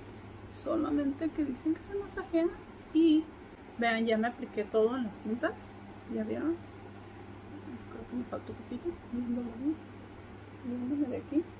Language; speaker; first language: Spanish; native; Spanish